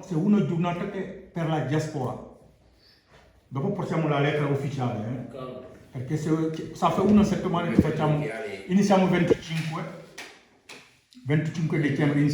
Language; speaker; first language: Italian; non-native, learner; Wolof